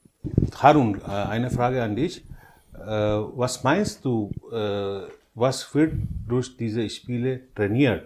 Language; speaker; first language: German; non-native, learner; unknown